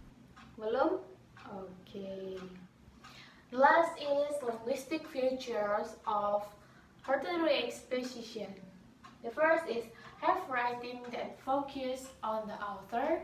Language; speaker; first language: English; non-native, learner; Indonesian